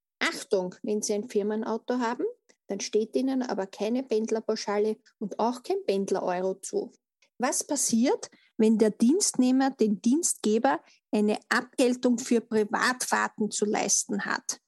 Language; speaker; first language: German; native; German